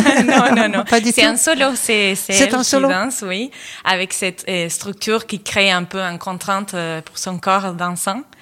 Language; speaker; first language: French; non-native, fluent; Spanish